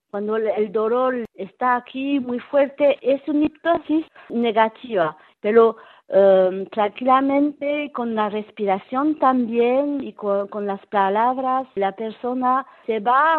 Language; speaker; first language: Spanish; non-native, fluent; French